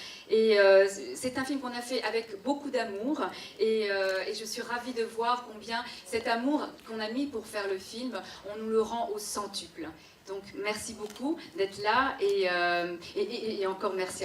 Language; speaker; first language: French; non-native, fluent; Spanish